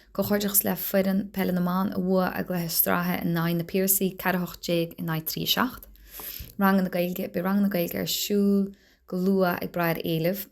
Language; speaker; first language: Irish; native; Irish